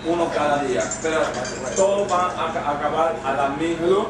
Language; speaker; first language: Spanish; non-native, learner; Yoruba